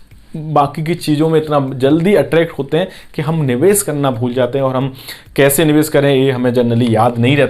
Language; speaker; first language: Hindi; native; Hindi